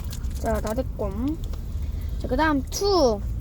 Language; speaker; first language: Korean; native; Korean